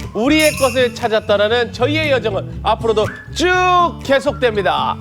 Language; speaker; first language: Korean; native; Korean